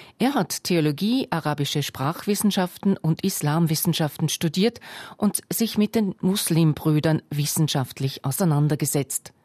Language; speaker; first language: German; native; German